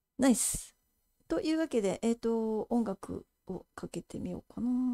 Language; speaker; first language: Japanese; native; Japanese